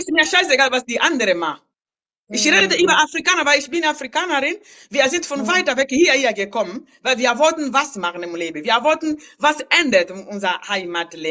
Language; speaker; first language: German; non-native, learner; Lingala